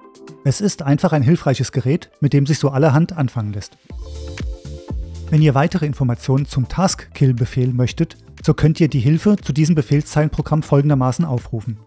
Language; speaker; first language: German; native; German